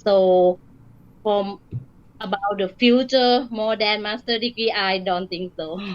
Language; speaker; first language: English; non-native, learner; Thai